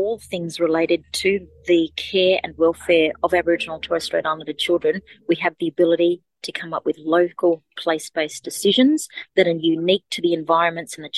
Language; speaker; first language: English; native; English